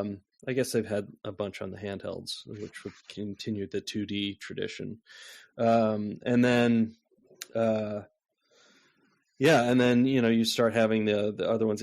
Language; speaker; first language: English; native; English